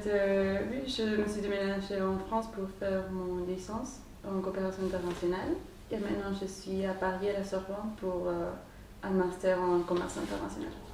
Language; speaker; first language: French; non-native, fluent; Spanish